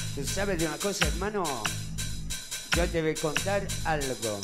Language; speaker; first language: Spanish; non-native, learner; Italian